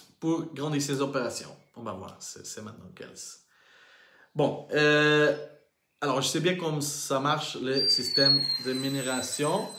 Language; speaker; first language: French; non-native, learner; Portuguese